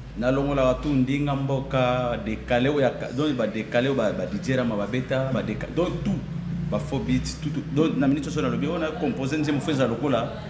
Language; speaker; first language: Lingala; native; Lingala